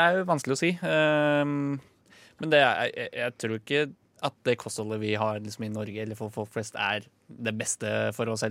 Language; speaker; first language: Norwegian; native; Norwegian